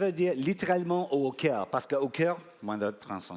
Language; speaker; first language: French; non-native, fluent; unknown